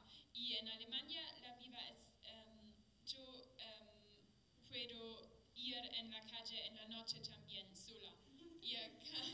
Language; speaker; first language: Spanish; non-native, learner; German